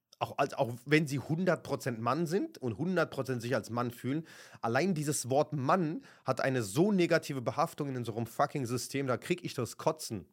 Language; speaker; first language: German; early bilingual, other home language; Kurdish